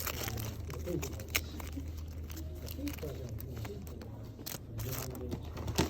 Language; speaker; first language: Japanese; non-native, fluent; Korean